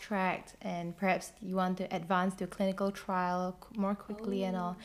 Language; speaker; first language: English; non-native, local second language; Chinese